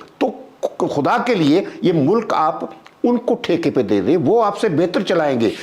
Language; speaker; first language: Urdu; native; Urdu